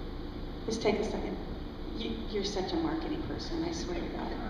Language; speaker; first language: English; native; English